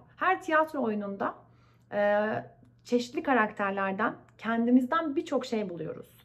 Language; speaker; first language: Turkish; native; Turkish